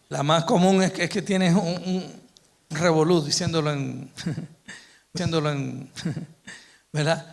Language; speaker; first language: Spanish; native; Spanish